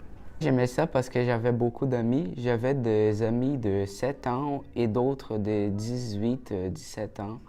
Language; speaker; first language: French; early bilingual, other home language; Portuguese